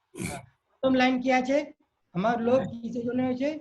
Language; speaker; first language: Bangla; non-native, learner; Hindi